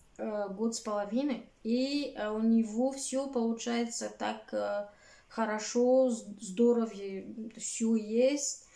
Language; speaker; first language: Russian; non-native, learner; Bulgarian